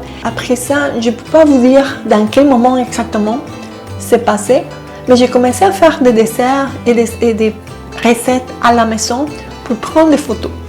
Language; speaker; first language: French; non-native, fluent; Spanish